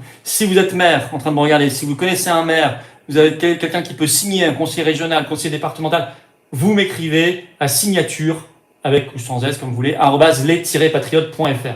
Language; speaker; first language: French; native; French